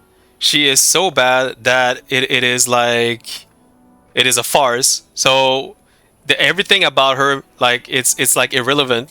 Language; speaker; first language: English; non-native, fluent; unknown